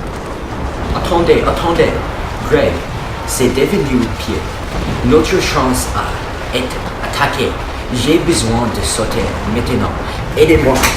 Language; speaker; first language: French; non-native, learner; English